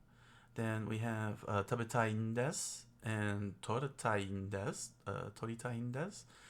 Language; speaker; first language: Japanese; non-native, learner; English